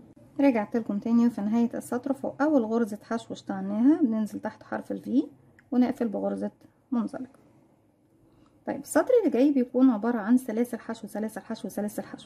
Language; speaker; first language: Arabic; native; Arabic